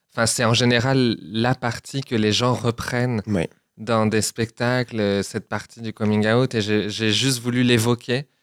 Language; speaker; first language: French; native; French